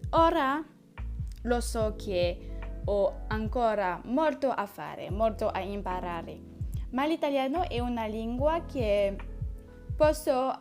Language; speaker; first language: Italian; non-native, learner; French